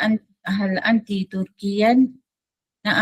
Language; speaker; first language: Arabic; non-native, learner; Malay